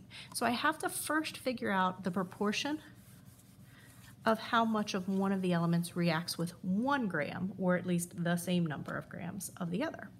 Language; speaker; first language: English; native; English